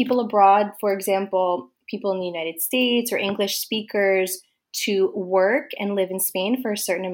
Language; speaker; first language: English; native; English